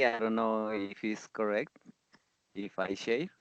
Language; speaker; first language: English; non-native, learner; Spanish